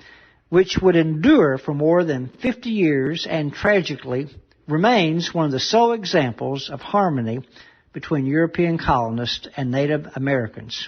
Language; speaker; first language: English; native; English